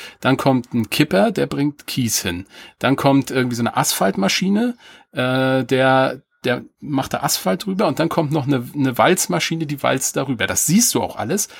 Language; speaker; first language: German; native; German